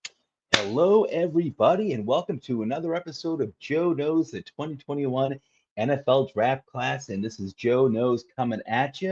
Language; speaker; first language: English; native; English